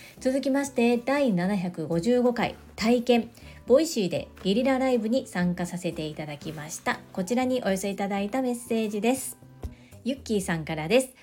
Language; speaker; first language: Japanese; native; Japanese